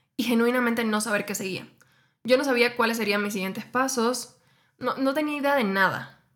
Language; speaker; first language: Spanish; native; Spanish